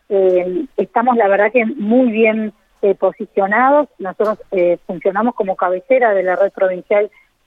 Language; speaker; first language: Spanish; native; Spanish